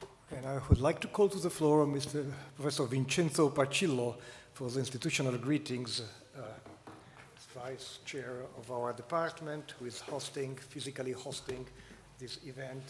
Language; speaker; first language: English; non-native, fluent; Italian